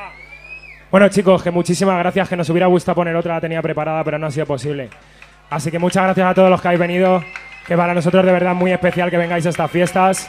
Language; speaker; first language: Spanish; native; Spanish